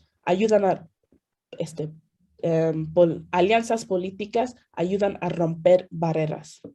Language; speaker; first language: Spanish; early bilingual, heritage; Spanish